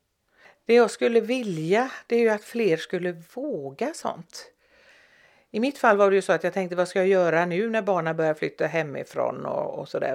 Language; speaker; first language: Swedish; native; Swedish